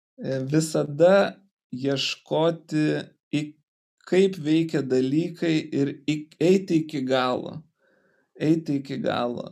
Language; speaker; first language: Lithuanian; native; Lithuanian